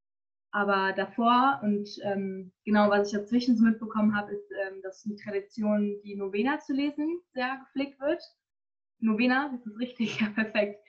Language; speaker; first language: German; native; German